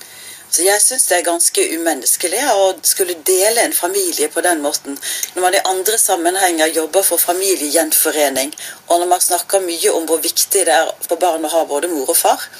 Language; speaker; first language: Norwegian; native; Norwegian